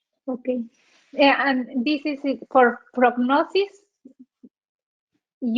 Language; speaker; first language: English; non-native, learner; Spanish